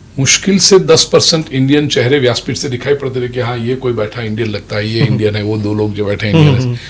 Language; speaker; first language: Hindi; non-native, local second language; Gujarati